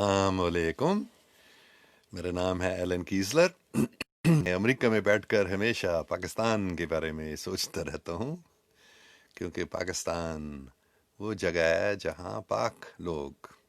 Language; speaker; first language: Hindi; non-native, local second language; English